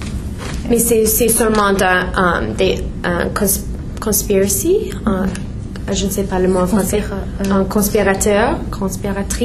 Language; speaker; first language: French; non-native, learner; English